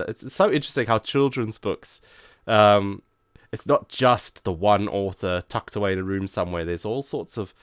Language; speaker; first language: English; native; English